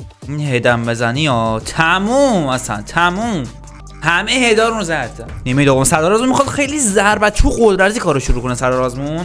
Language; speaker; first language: Persian; native; Persian